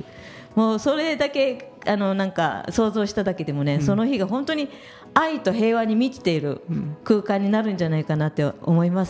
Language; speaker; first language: Japanese; native; Japanese